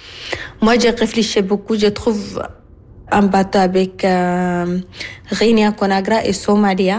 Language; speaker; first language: French; non-native, learner; Arabic